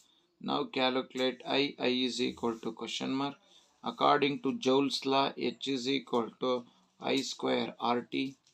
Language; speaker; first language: English; non-native, local second language; Kannada